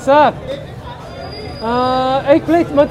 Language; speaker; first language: English; non-native, fluent; Korean